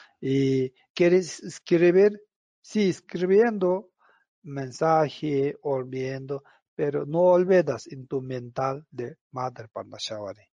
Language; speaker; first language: Spanish; non-native, learner; Tibetan